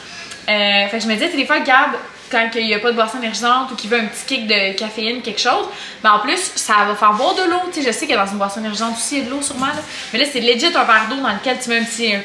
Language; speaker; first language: French; native; French